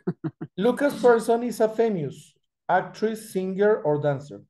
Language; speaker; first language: English; non-native, fluent; Spanish